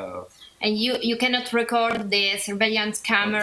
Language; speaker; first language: English; non-native, learner; Italian